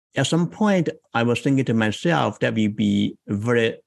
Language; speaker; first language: English; non-native, fluent; Chinese